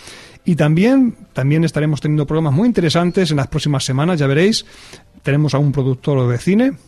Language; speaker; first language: Spanish; native; Spanish